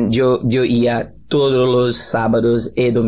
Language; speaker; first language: Spanish; non-native, learner; Portuguese